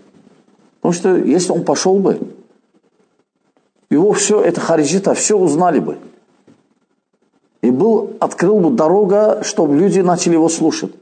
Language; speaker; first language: Russian; non-native, fluent; Azerbaijani